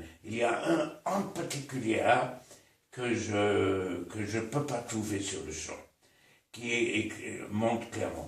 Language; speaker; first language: French; non-native, fluent; English